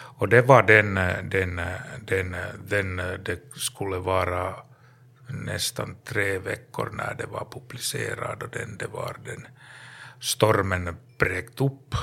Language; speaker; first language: Swedish; non-native, learner; Finnish